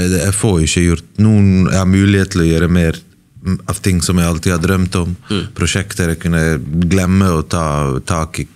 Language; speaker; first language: Norwegian; early bilingual, other home language; Bosnian